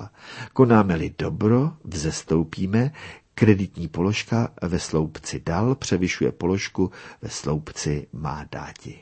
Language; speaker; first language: Czech; native; Czech